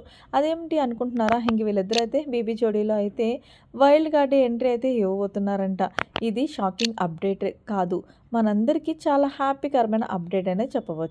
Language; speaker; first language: Telugu; native; Telugu